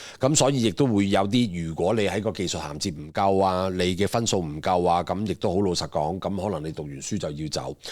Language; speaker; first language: Cantonese; native; Cantonese